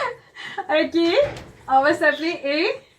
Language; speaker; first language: French; native; French